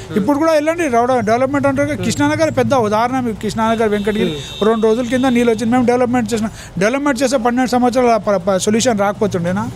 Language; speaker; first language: Telugu; non-native, local second language; Urdu